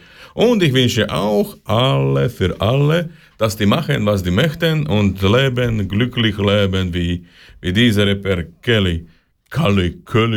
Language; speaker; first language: German; non-native, learner; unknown